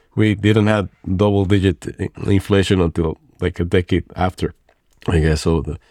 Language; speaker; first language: English; non-native, fluent; Spanish